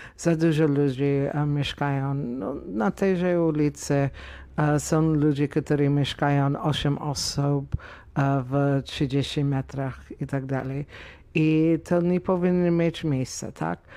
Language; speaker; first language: Polish; non-native, fluent; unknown